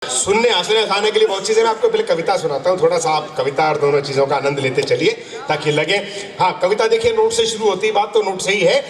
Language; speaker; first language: Hindi; non-native, local second language; Punjabi